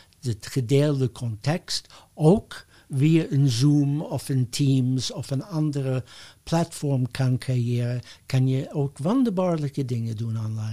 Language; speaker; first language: Dutch; non-native, fluent; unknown